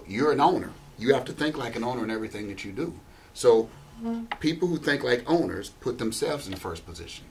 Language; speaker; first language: English; native; English